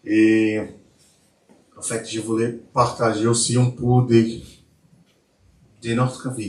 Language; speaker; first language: French; non-native, learner; Portuguese